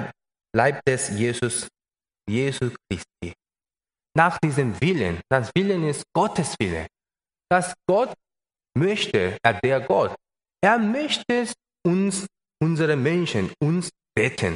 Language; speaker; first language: German; non-native, learner; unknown